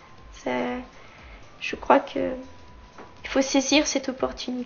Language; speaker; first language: French; native; French